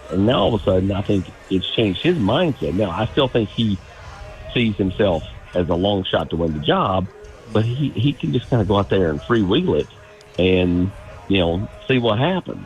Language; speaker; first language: English; native; English